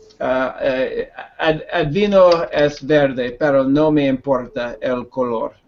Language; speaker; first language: Spanish; non-native, learner; English